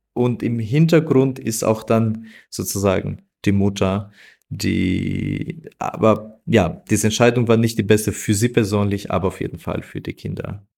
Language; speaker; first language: German; non-native, fluent; Albanian